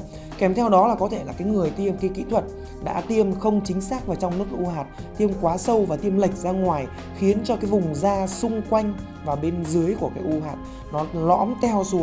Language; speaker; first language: Vietnamese; native; Vietnamese